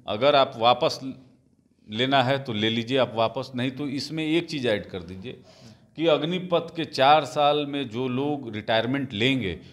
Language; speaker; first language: Hindi; native; Hindi